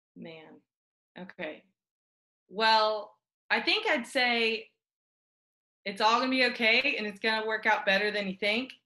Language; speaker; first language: English; native; English